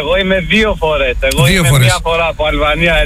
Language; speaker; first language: Greek; non-native, fluent; Albanian